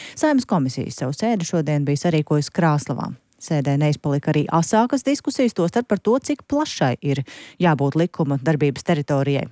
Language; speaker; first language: Latvian; native; Latvian